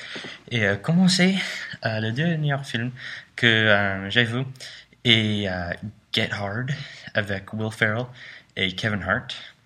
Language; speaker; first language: French; non-native, learner; English